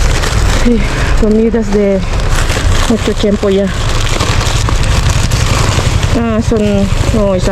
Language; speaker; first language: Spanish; non-native, fluent; Filipino